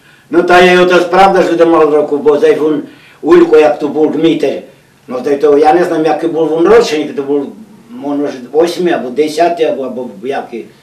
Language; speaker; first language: Slovak; early bilingual, other home language; Rusyn